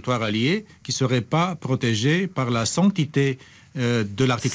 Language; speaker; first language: French; non-native, fluent; Romanian